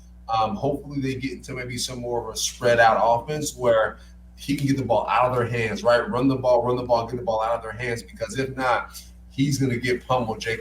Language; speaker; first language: English; native; English